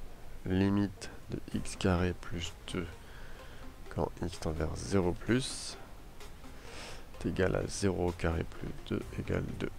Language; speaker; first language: French; native; French